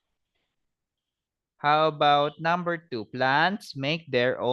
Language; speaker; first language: English; non-native, fluent; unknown